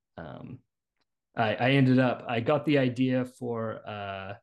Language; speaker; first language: English; native; English